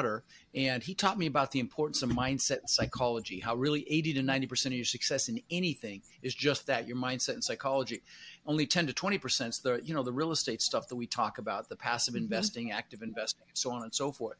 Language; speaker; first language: English; early bilingual, other home language; Dutch